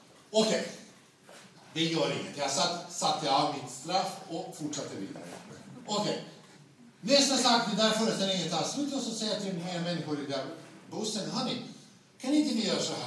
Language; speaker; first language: Swedish; non-native, fluent; Bosnian